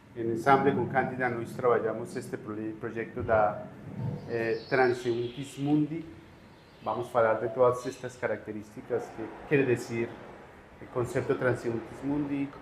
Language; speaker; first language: Portuguese; non-native, fluent; Spanish